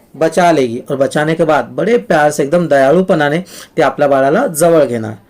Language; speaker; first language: Hindi; non-native, local second language; Marathi